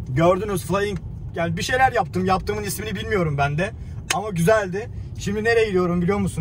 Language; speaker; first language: Turkish; native; Turkish